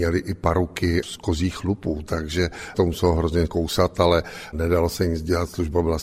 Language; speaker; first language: Czech; native; Czech